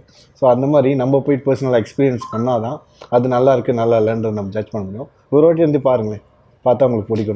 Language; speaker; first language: Tamil; native; Tamil